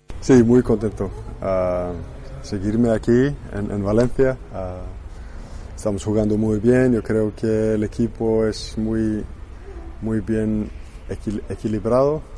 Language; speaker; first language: Spanish; non-native, learner; Icelandic